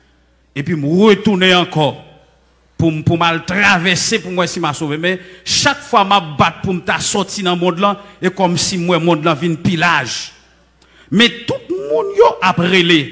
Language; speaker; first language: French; non-native, local second language; Haitian Creole